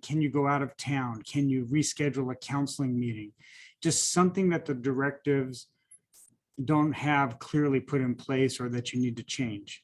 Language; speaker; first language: English; native; English